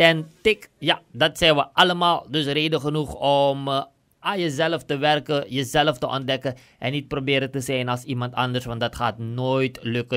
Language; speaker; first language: Dutch; native; Dutch